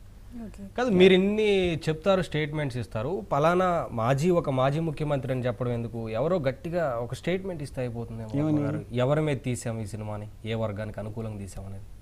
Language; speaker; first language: Telugu; native; Telugu